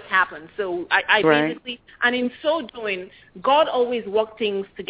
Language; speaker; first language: English; non-native, local second language; Yoruba